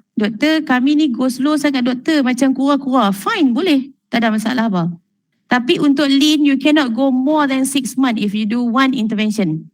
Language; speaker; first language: Malay; native; Malay